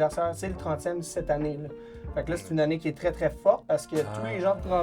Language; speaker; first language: French; native; French